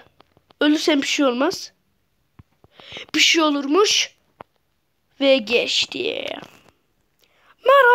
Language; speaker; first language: Turkish; native; Turkish